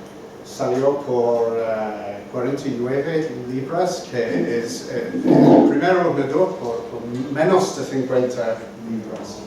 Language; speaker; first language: Spanish; non-native, fluent; English